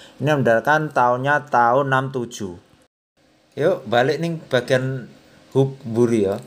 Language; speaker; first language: Indonesian; non-native, local second language; Javanese